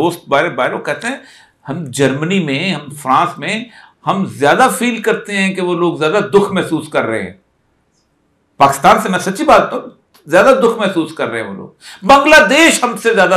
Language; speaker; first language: Urdu; native; Urdu